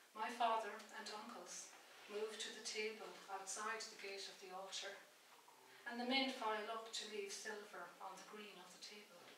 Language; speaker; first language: English; native; English